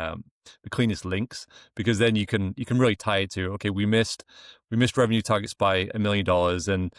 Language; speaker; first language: English; native; English